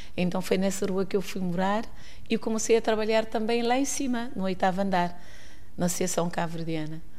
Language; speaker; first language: Portuguese; non-native, local second language; Kabuverdianu